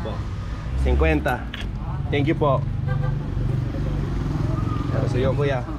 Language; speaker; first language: Filipino; non-native, learner; English